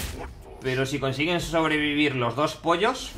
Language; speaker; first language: Spanish; native; Spanish